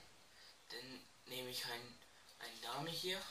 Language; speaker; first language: German; early bilingual, other home language; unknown